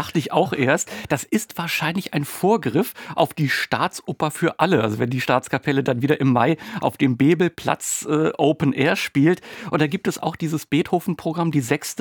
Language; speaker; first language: German; native; German